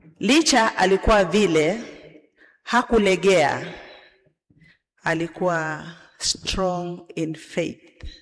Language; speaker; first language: Swahili; non-native, local second language; Gusii